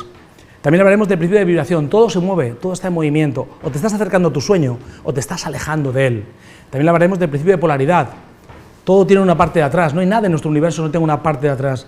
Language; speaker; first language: Spanish; native; Spanish